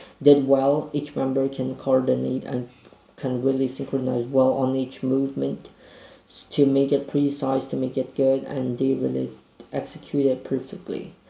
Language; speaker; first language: English; non-native, fluent; Indonesian